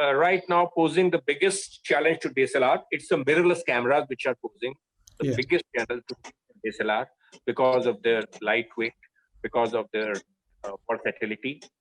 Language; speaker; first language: English; non-native, local second language; Hindi